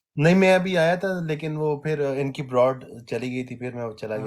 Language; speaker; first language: Urdu; native; Urdu